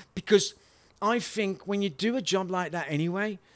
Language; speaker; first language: English; native; English